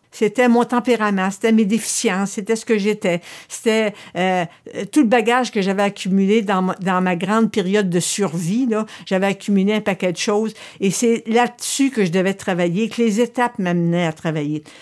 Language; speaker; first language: French; native; French